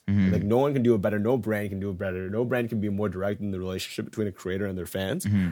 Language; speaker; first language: English; native; English